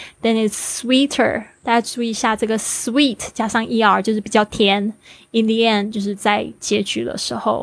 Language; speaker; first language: Chinese; native; Chinese